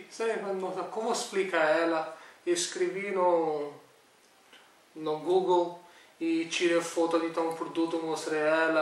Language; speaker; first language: Portuguese; non-native, learner; Urdu